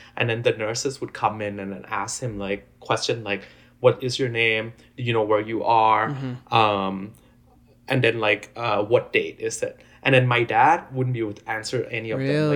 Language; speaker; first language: English; non-native, fluent; Thai